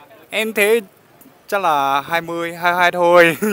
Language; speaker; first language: Vietnamese; non-native, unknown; Chinese